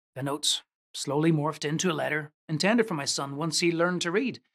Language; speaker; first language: English; native; English